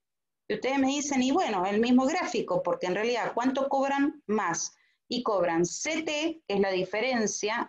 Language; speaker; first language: Spanish; native; Spanish